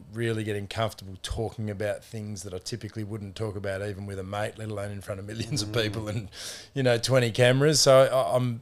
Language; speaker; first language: English; native; English